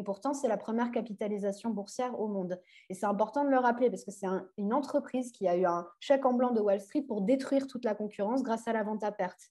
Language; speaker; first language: French; native; French